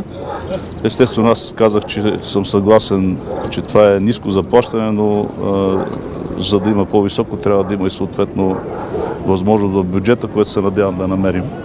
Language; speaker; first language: Bulgarian; native; Bulgarian